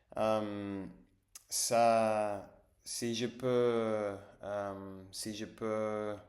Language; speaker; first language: French; non-native, learner; English